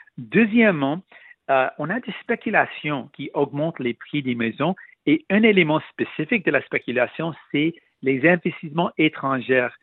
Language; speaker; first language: French; non-native, local second language; Punjabi